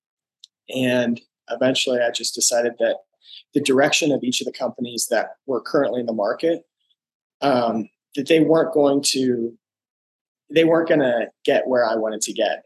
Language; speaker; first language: English; native; English